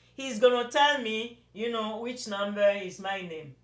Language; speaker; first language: English; non-native, local second language; Yoruba